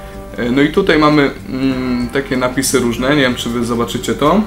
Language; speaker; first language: Polish; native; Polish